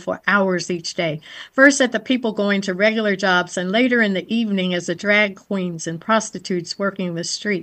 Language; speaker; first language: English; native; English